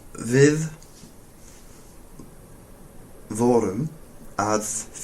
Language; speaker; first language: Icelandic; non-native, learner; English